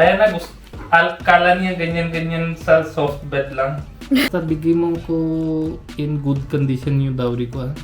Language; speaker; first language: Filipino; non-native, learner; Punjabi